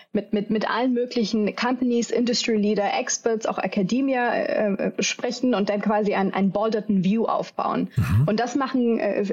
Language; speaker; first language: German; native; German